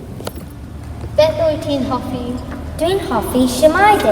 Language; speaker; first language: Welsh; non-native, local second language; English